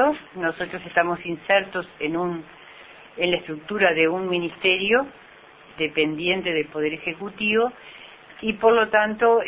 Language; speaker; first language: Spanish; native; Spanish